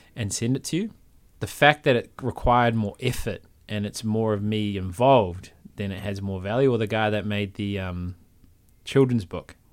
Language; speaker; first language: English; native; English